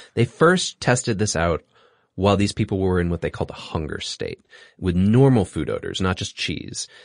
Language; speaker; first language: English; native; English